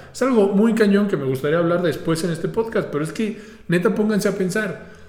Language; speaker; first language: Spanish; native; Spanish